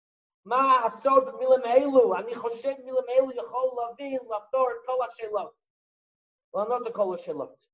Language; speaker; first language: Hebrew; non-native, fluent; English